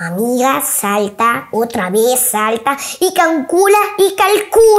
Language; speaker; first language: Spanish; native; Spanish